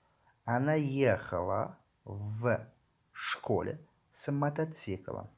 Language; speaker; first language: Russian; non-native, learner; Tajik